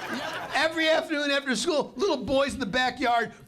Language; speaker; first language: English; native; English